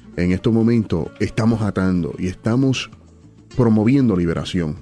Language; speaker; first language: Spanish; native; Spanish